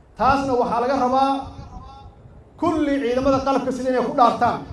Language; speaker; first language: Somali; native; Somali